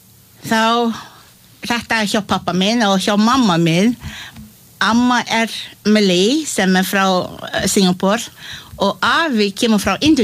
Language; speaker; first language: Icelandic; non-native, learner; Malay